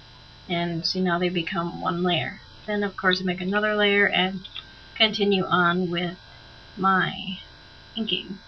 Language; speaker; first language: English; native; English